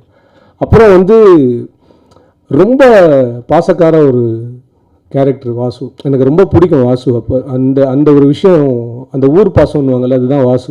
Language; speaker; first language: Tamil; native; Tamil